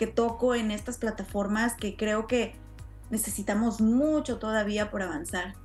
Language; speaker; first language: Spanish; native; Spanish